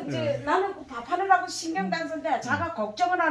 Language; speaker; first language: Korean; native; Korean